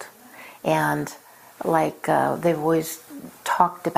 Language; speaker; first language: English; native; English